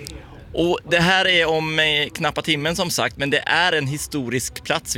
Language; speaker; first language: Swedish; native; Swedish